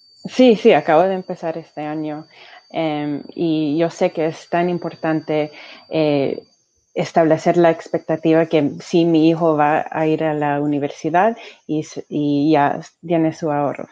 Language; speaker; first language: Spanish; early bilingual, heritage; Spanish